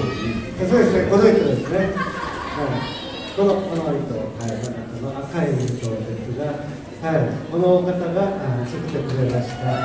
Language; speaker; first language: Japanese; non-native, fluent; Korean